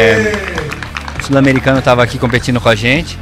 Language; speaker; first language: Portuguese; native; Portuguese